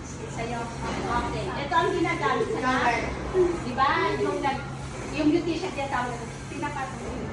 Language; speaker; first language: Filipino; native; Filipino